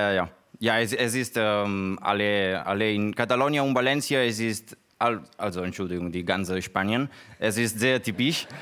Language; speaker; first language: German; non-native, learner; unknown